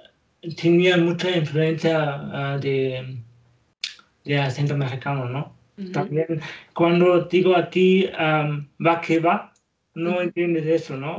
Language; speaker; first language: Spanish; non-native, learner; German